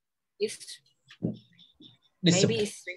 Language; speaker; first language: English; non-native, learner; Vietnamese